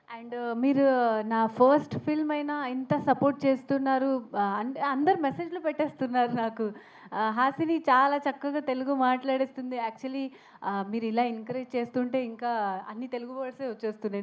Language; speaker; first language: Telugu; non-native, learner; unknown